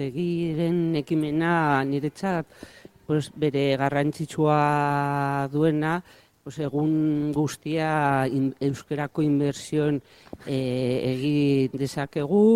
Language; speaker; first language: Basque; non-native, local second language; Spanish